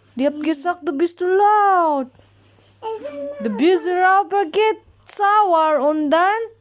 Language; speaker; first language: German; non-native, learner; Cebuano